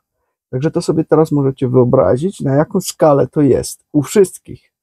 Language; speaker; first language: Polish; native; Polish